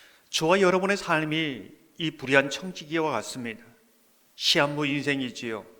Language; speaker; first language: Korean; native; Korean